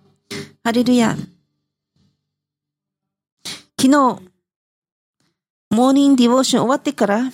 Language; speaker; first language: Japanese; non-native, fluent; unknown